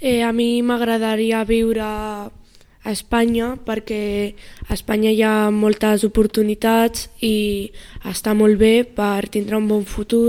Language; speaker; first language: Catalan; early bilingual, other home language; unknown